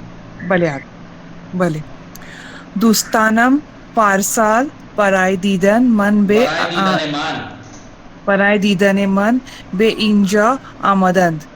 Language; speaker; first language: Persian; non-native, learner; Urdu